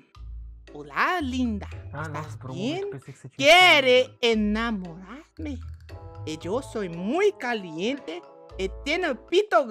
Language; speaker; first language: Spanish; non-native, learner; Portuguese